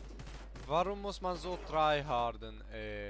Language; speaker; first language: German; early bilingual, other home language; Hungarian